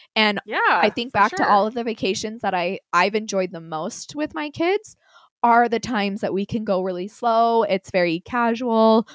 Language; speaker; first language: English; native; English